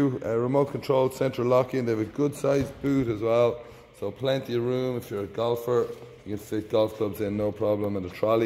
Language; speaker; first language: English; native; English